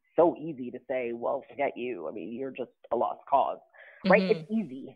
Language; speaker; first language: English; native; English